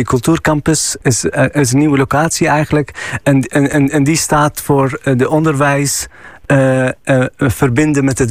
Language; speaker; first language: Dutch; non-native, fluent; Arabic